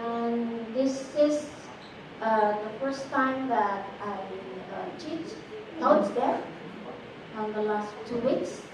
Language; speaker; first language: English; non-native, fluent; Indonesian